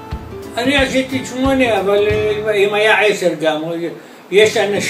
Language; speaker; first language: Hebrew; non-native, fluent; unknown